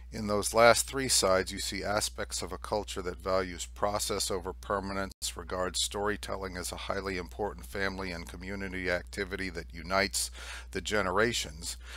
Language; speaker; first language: English; native; English